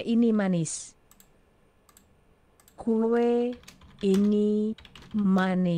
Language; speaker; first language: Indonesian; non-native, learner; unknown